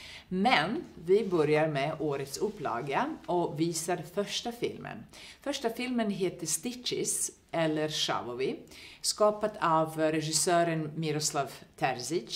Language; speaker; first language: Swedish; non-native, fluent; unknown